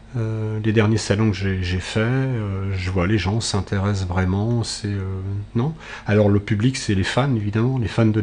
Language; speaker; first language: French; native; French